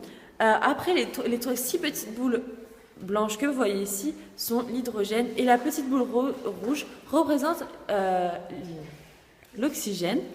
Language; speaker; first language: French; native; French